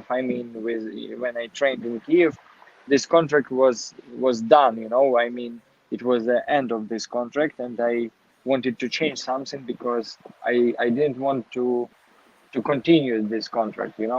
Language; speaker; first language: English; non-native, learner; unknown